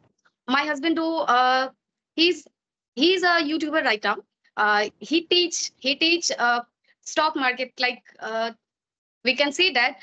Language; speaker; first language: English; non-native, learner; Maithili